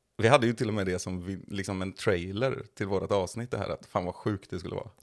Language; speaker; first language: Swedish; native; Swedish